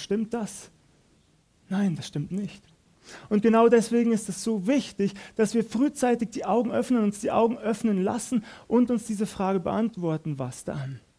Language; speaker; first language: German; native; German